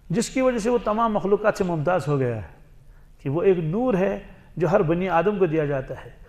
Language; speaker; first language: Urdu; non-native, local second language; Kashmiri